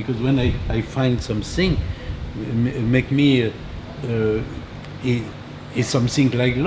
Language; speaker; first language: English; non-native, learner; French